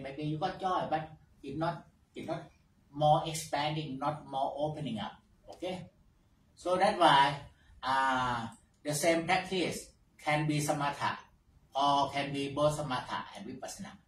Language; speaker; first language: English; non-native, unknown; Thai